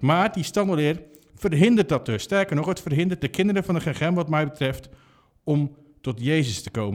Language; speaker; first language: Dutch; native; Dutch